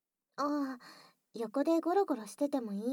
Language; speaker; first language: Japanese; native; Japanese